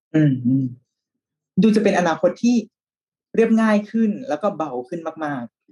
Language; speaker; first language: Thai; native; Thai